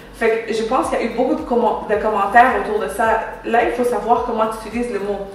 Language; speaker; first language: French; native; French